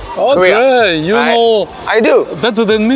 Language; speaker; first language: English; non-native, learner; Korean